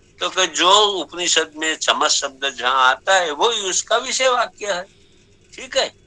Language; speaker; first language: Hindi; non-native, local second language; Gujarati